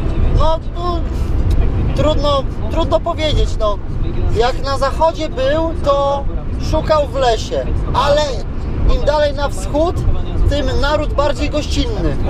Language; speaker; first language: Polish; native; Polish